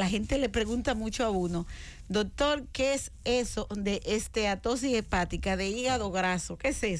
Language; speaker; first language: Spanish; native; Spanish